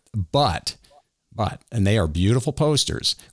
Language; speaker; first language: English; native; English